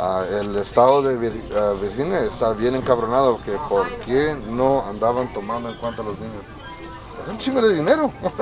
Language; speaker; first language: Spanish; early bilingual, heritage; Spanish